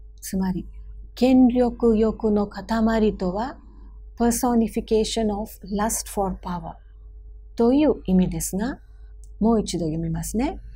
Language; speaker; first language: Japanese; non-native, fluent; Hindi